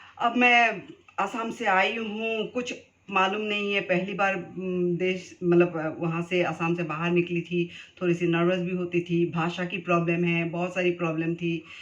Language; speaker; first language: Hindi; non-native, local second language; Assamese